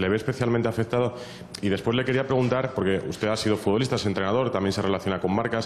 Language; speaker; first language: Spanish; native; Spanish